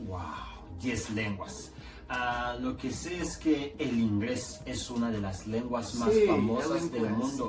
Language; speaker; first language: Spanish; non-native, learner; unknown